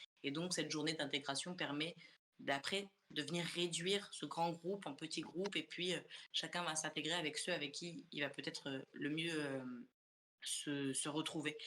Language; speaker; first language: French; non-native, local second language; Comorian